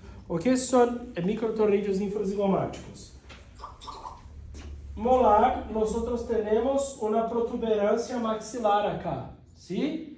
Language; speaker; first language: Spanish; non-native, fluent; Portuguese